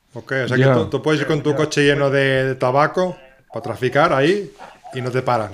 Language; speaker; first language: Spanish; native; Spanish